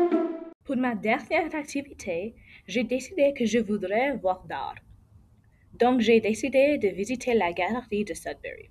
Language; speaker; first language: French; non-native, learner; English